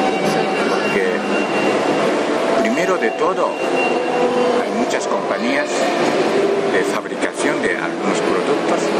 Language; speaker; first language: Spanish; non-native, fluent; Japanese